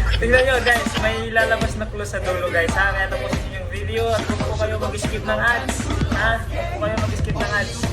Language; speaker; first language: Filipino; non-native, local second language; Waray